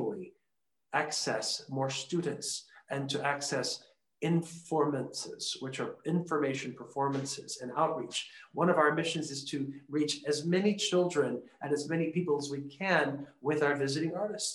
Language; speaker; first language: English; native; English